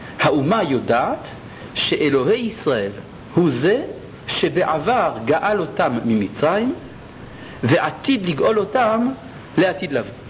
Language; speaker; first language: Hebrew; early bilingual, other home language; French